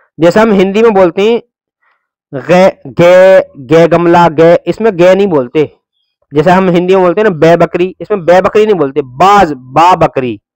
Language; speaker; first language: Hindi; native; Hindi